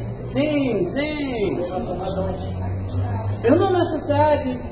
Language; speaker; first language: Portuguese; non-native, learner; English